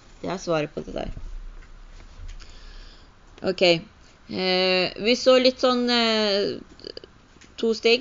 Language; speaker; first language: Norwegian; early bilingual, other home language; Urdu